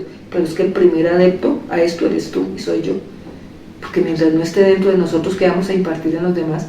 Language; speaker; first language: Spanish; native; Spanish